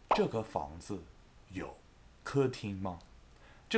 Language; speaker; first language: Chinese; non-native, fluent; English